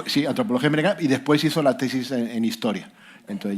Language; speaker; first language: Spanish; native; Spanish